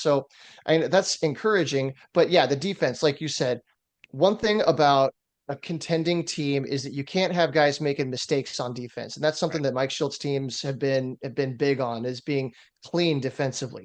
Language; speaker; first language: English; native; English